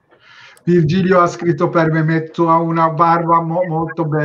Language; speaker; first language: Italian; non-native, learner; Turkish